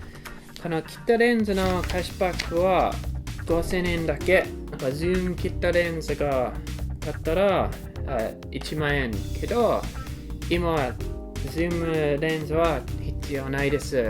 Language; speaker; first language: Japanese; non-native, learner; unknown